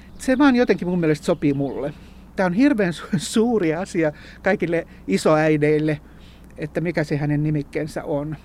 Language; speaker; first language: Finnish; native; Finnish